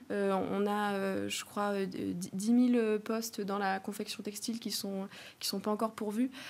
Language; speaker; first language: French; native; French